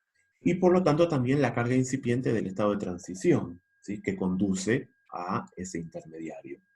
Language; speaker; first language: Spanish; native; Spanish